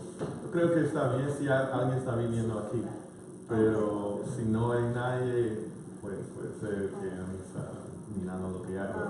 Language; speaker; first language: Spanish; non-native, fluent; English